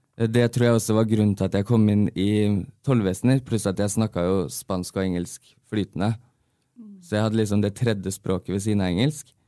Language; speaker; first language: Norwegian; early bilingual, heritage; Norwegian